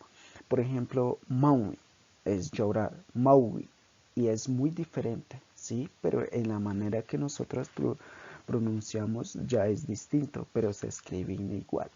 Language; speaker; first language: Spanish; non-native, local second language; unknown